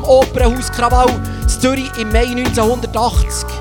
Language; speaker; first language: German; native; German